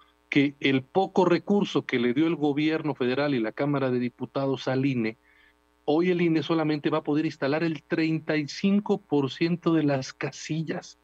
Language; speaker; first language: Spanish; native; Spanish